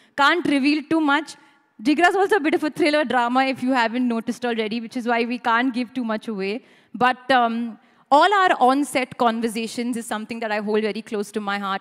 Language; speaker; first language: English; non-native, local second language; Hindi